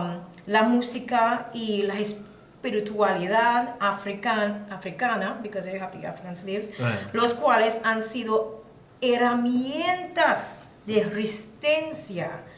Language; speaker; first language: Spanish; non-native, learner; English